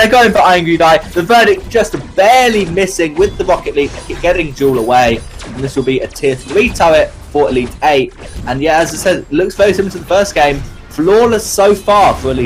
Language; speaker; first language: English; native; English